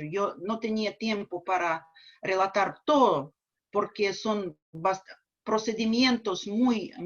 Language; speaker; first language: Spanish; non-native, fluent; Russian